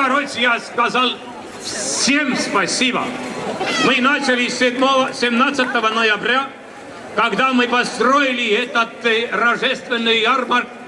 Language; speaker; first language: Russian; non-native, local second language; Estonian